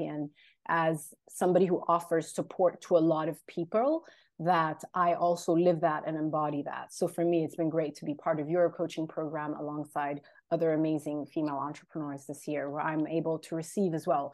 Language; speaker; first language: English; non-native, fluent; Swedish